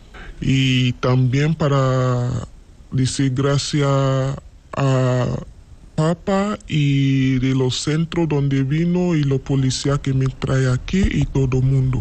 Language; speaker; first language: Spanish; non-native, learner; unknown